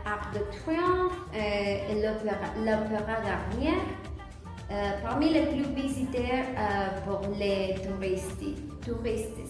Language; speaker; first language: French; non-native, learner; Spanish